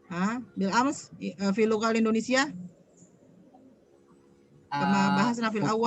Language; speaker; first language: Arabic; non-native, fluent; Indonesian